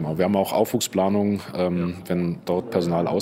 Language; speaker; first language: German; native; German